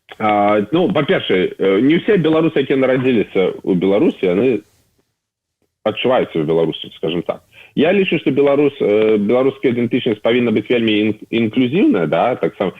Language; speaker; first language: Belarusian; non-native, local second language; Russian